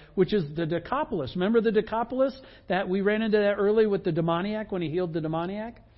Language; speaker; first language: English; native; English